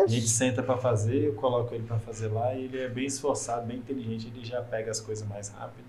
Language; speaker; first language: Portuguese; native; Portuguese